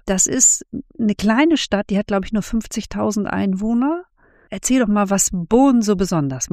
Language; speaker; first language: German; native; German